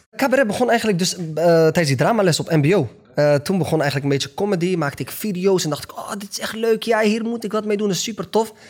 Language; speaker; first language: Dutch; early bilingual, other home language; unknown